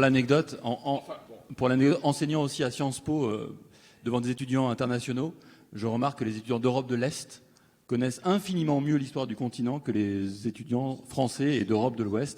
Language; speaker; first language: French; native; French